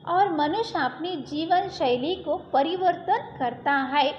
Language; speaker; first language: Hindi; non-native, local second language; Kannada